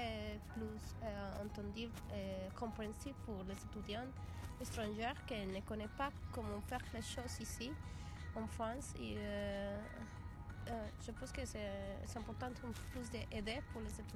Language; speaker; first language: French; non-native, learner; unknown